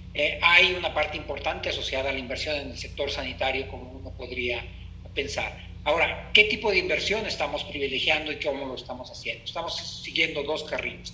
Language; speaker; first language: Spanish; native; Spanish